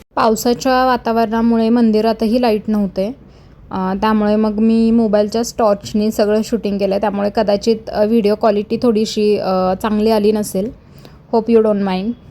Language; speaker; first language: Marathi; native; Marathi